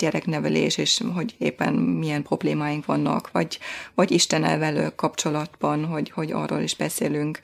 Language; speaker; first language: Hungarian; non-native, fluent; German